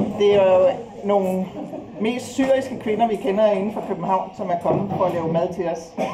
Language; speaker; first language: Danish; native; Danish